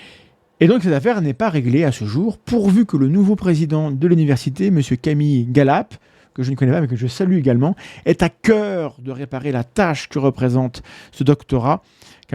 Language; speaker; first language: French; native; French